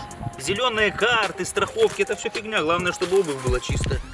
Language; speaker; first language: Russian; native; Russian